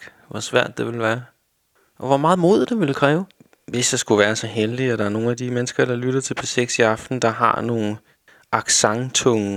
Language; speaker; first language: Danish; native; Danish